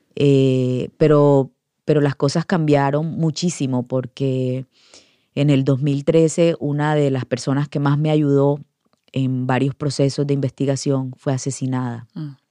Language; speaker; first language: Spanish; native; Spanish